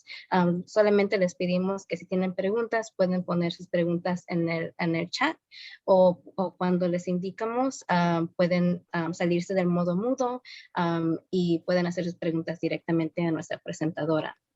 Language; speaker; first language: Spanish; early bilingual, heritage; Spanish